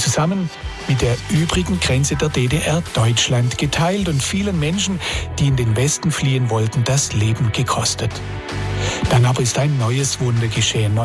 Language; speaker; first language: German; native; German